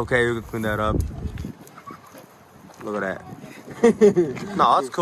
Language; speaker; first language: English; native; English